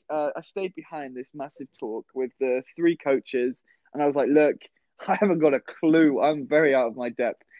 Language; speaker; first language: English; native; English